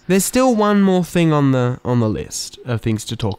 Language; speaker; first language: English; native; English